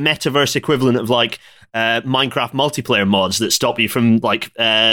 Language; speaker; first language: English; native; English